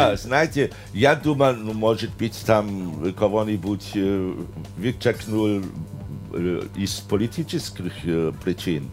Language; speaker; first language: Russian; non-native, fluent; German